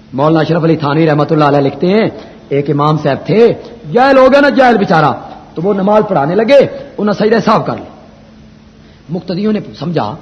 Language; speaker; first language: Urdu; non-native, local second language; Punjabi